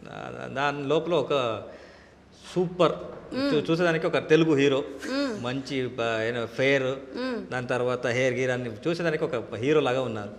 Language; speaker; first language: Telugu; non-native, local second language; Kannada